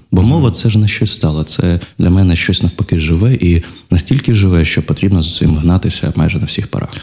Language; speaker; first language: Ukrainian; non-native, local second language; Russian